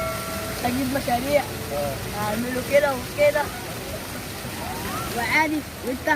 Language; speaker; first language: Arabic; native; Arabic